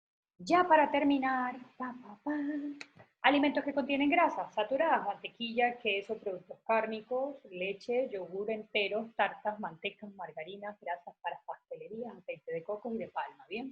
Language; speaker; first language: Spanish; native; Spanish